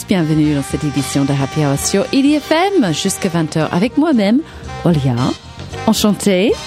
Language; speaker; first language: French; non-native, fluent; English